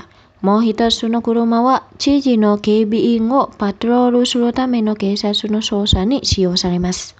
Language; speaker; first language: Japanese; non-native, fluent; Indonesian